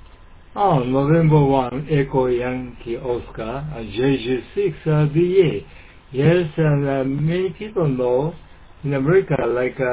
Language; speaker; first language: English; non-native, learner; Japanese